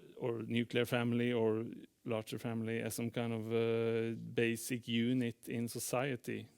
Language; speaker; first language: English; non-native, fluent; Norwegian